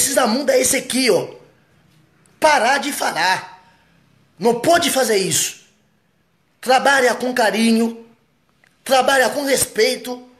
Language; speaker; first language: Portuguese; non-native, fluent; Haitian Creole